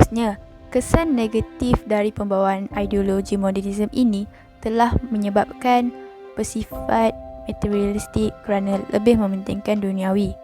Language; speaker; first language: Malay; native; Malay